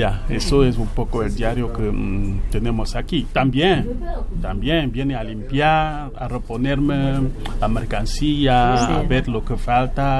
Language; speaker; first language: Spanish; non-native, fluent; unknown